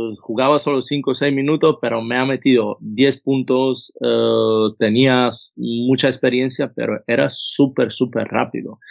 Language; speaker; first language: Spanish; non-native, fluent; Croatian